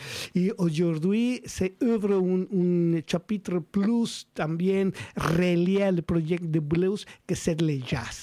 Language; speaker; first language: French; non-native, learner; Spanish